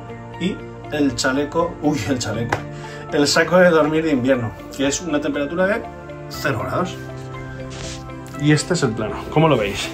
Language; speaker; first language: Spanish; native; Spanish